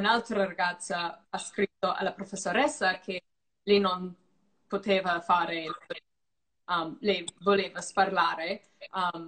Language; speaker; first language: Italian; non-native, fluent; English